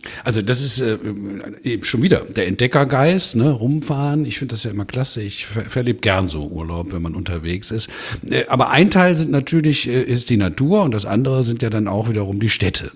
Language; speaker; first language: German; native; German